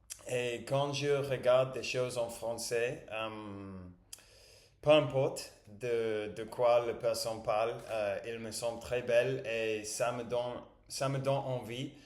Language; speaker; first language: French; non-native, learner; English